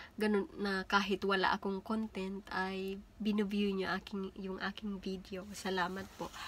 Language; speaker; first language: Filipino; native; Filipino